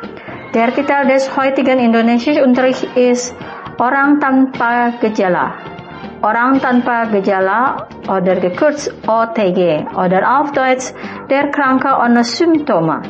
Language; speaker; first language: German; non-native, fluent; Indonesian